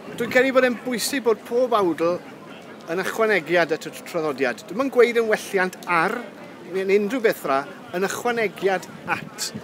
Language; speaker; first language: Welsh; native; Welsh